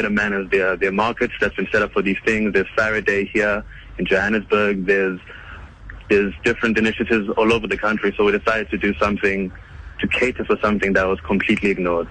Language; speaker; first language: English; non-native, local second language; Kinyarwanda